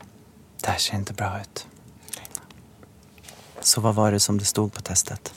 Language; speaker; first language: Swedish; native; Swedish